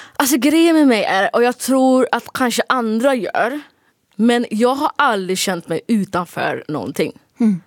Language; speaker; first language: Swedish; early bilingual, other home language; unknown